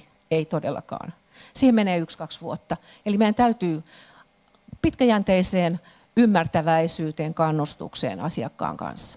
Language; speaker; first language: Finnish; native; Finnish